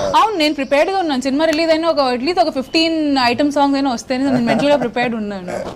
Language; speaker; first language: Telugu; non-native, local second language; Hindi